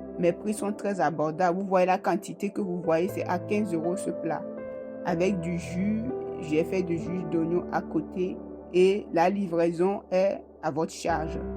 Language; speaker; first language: French; non-native, local second language; Ewe